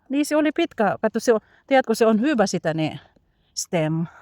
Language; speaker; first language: Finnish; non-native, learner; Bikol